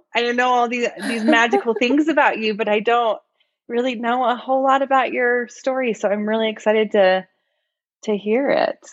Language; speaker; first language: English; native; English